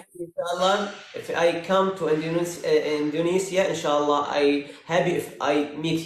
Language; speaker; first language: English; non-native, learner; Arabic